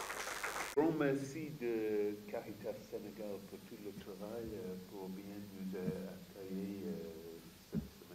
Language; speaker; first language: French; non-native, fluent; English